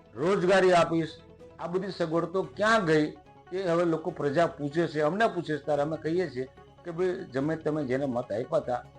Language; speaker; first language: Gujarati; non-native, local second language; Rathawi